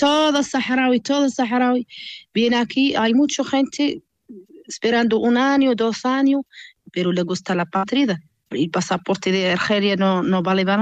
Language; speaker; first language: Spanish; non-native, learner; Arabic